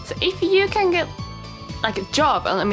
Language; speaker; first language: English; non-native, fluent; Japanese